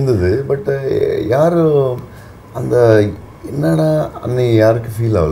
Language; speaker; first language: Tamil; non-native, learner; Telugu